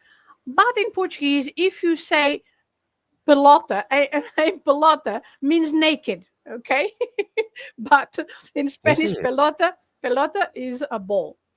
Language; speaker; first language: English; non-native, fluent; Portuguese